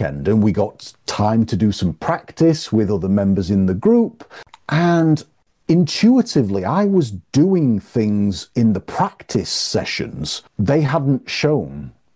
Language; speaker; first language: English; native; English